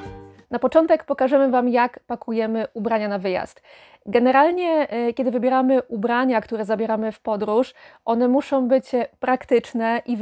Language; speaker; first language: Polish; native; Polish